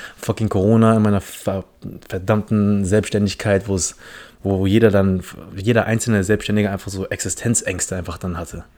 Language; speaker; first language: German; early bilingual, other home language; English